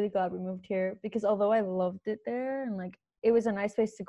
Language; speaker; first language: English; native; English